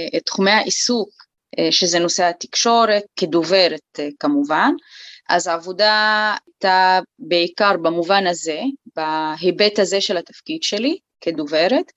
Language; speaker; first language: Hebrew; non-native, local second language; Arabic